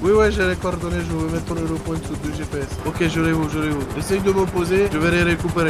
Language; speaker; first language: French; native; French